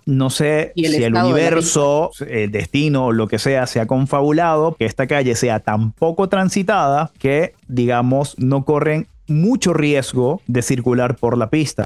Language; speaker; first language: Spanish; native; Spanish